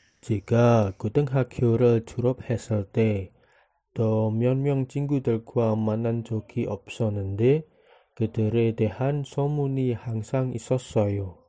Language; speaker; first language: Korean; non-native, learner; Indonesian